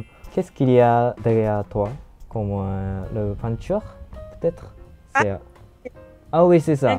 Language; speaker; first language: French; non-native, learner; Japanese